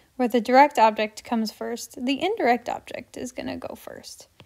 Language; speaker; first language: English; native; English